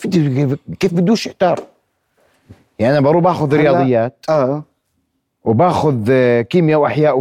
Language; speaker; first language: Arabic; native; Arabic